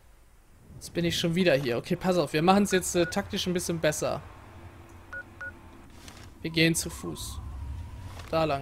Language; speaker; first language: German; native; German